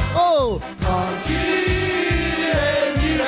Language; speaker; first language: French; native; French